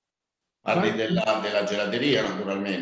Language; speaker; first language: Italian; non-native, fluent; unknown